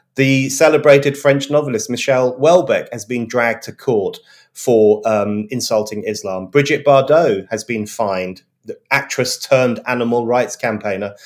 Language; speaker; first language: English; native; English